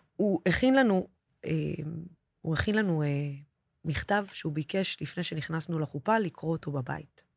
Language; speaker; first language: Hebrew; non-native, local second language; Arabic